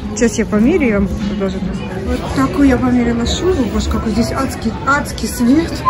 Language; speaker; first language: Russian; native; Russian